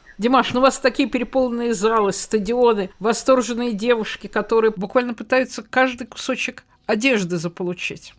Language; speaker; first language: Russian; native; Russian